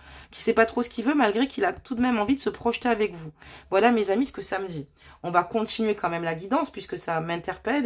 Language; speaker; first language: French; native; French